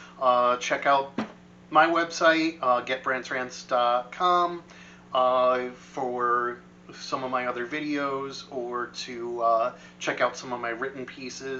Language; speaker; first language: English; native; English